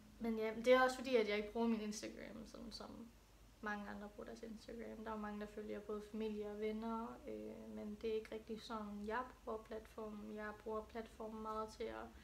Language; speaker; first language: Danish; early bilingual, other home language; Thai